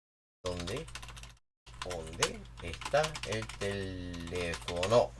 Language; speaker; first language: Spanish; non-native, learner; English